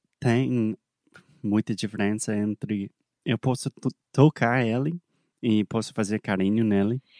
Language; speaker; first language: Portuguese; non-native, fluent; English